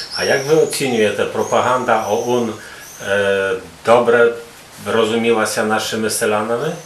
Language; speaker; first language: Ukrainian; early bilingual, heritage; Ukrainian